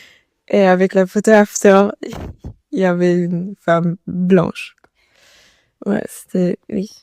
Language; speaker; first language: French; non-native, learner; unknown